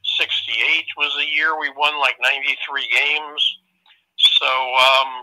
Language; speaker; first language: English; native; English